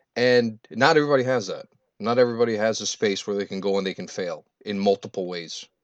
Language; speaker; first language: English; early bilingual, other home language; Albanian